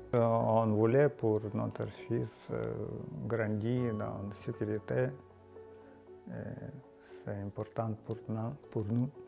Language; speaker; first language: French; non-native, learner; Ukrainian